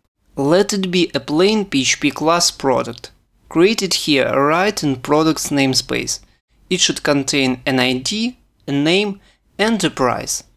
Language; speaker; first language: English; non-native, fluent; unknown